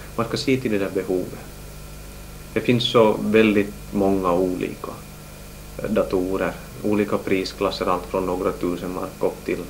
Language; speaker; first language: Swedish; native; Swedish